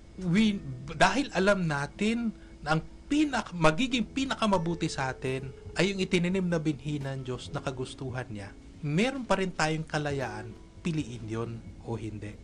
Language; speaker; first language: Filipino; native; Filipino